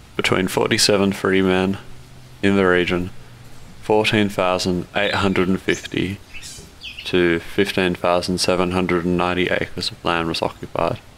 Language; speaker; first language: English; native; English